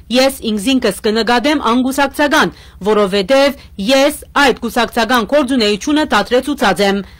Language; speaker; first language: Armenian; early bilingual, heritage; Armenian